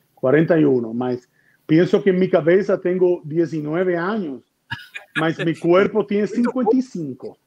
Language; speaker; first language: Portuguese; non-native, learner; Spanish